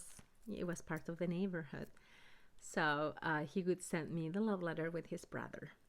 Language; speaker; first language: English; early bilingual, other home language; Spanish